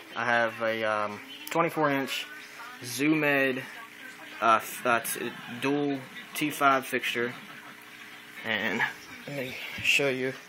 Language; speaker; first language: English; native; English